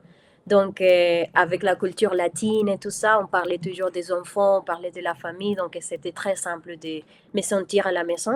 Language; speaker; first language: French; non-native, fluent; Spanish